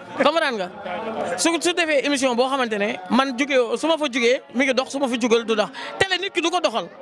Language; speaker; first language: Wolof; native; Wolof